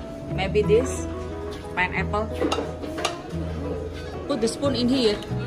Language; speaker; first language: English; non-native, learner; Indonesian